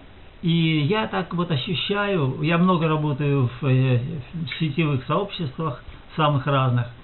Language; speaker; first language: Russian; native; Russian